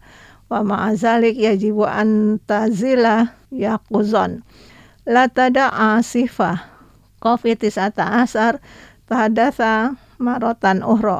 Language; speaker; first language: Arabic; non-native, fluent; Indonesian